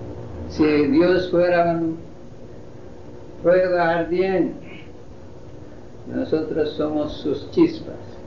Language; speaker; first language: Spanish; non-native, fluent; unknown